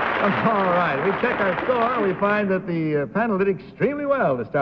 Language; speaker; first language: English; native; English